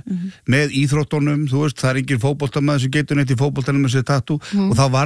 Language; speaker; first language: Icelandic; native; Icelandic